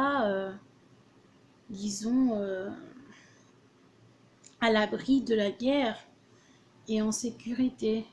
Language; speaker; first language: French; early bilingual, other home language; Portuguese